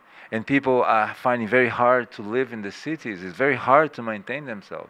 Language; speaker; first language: English; non-native, fluent; Portuguese